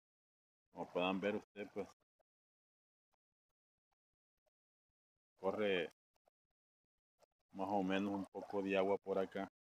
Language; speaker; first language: Spanish; native; Spanish